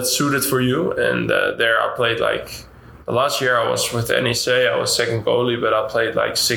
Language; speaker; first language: English; non-native, fluent; Dutch